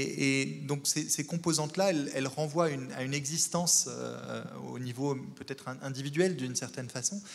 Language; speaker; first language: French; native; French